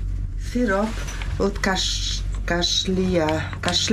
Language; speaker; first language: Russian; non-native, learner; Portuguese